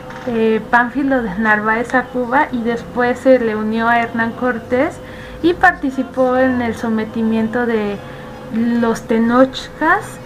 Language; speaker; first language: Spanish; native; Spanish